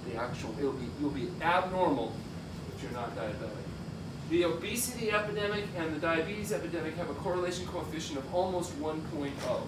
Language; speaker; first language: English; native; English